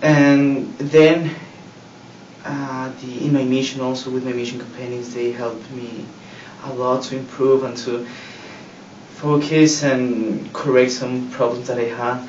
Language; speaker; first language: English; non-native, fluent; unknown